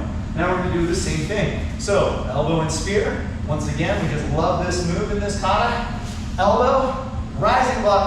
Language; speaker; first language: English; native; English